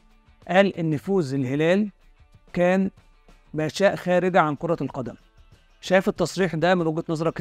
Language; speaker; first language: Arabic; native; Arabic